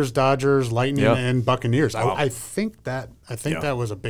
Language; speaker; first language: English; native; English